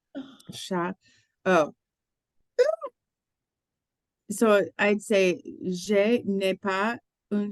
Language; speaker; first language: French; non-native, learner; English